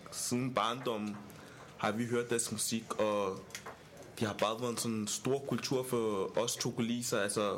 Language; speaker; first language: Danish; non-native, fluent; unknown